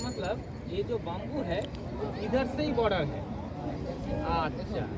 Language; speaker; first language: Hindi; non-native, local second language; Bangla